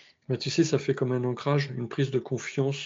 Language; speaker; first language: French; native; French